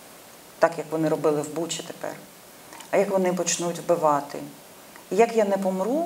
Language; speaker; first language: Ukrainian; non-native, local second language; Russian